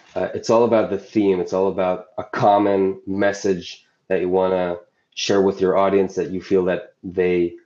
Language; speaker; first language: English; non-native, fluent; Hebrew